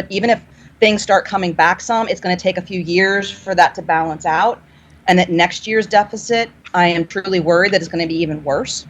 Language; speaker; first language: English; native; English